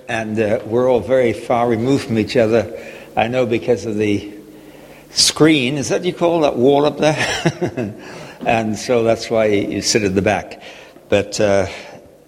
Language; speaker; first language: English; native; English